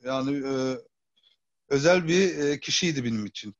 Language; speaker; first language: Turkish; early bilingual, heritage; Turkish